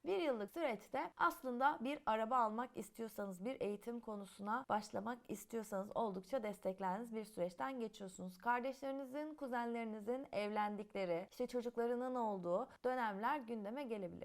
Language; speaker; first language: Turkish; native; Turkish